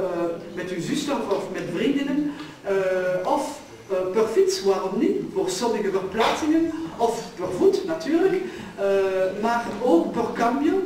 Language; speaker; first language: Dutch; non-native, local second language; French